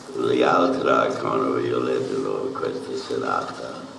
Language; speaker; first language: Italian; non-native, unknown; English